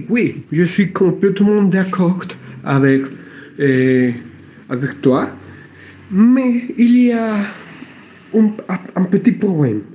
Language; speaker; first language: French; non-native, learner; Spanish